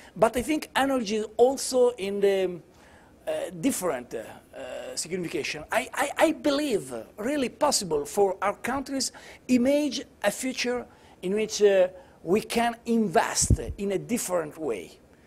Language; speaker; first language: English; non-native, learner; Italian